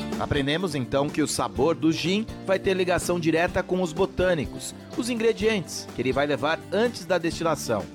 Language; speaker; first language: Portuguese; native; Portuguese